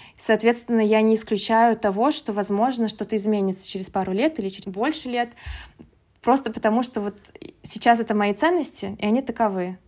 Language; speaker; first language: Russian; native; Russian